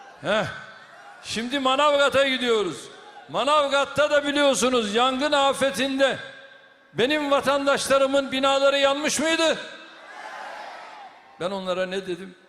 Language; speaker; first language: Turkish; native; Turkish